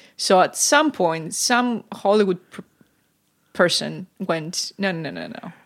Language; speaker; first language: English; non-native, fluent; Greek